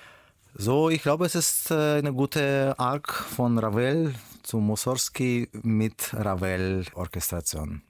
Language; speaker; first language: German; non-native, learner; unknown